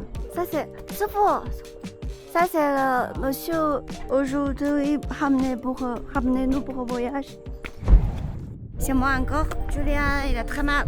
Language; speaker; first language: French; non-native, learner; Chinese